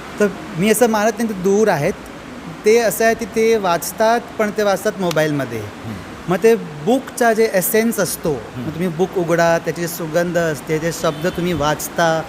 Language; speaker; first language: Marathi; non-native, local second language; Sindhi